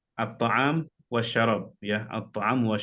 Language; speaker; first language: Arabic; non-native, fluent; Indonesian